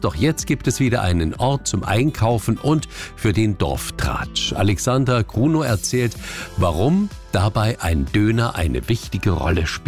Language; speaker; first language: German; native; German